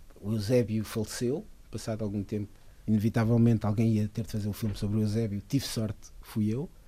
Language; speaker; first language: Portuguese; early bilingual, other home language; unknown